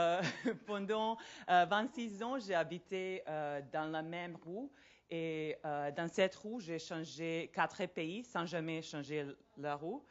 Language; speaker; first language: French; non-native, fluent; Serbian